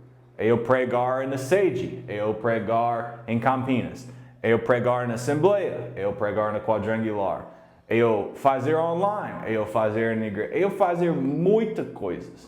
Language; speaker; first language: Portuguese; non-native, learner; English